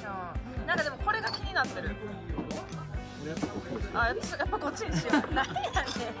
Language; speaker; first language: Japanese; native; Japanese